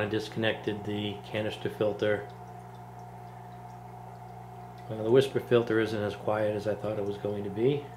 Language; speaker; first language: English; native; English